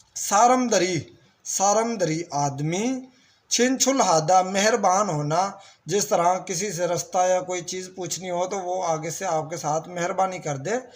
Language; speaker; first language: Urdu; native; Urdu